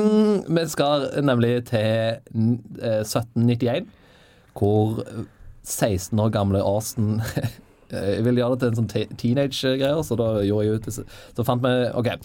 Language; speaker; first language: Norwegian; native; Norwegian